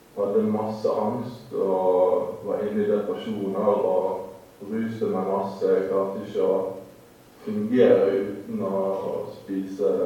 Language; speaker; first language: Norwegian; native; Norwegian